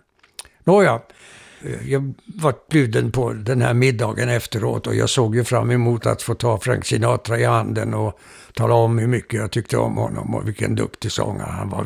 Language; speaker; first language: Swedish; native; Swedish